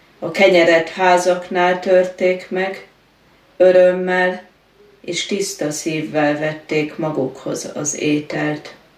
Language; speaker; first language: Hungarian; native; Hungarian